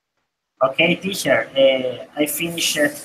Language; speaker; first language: English; non-native, learner; Spanish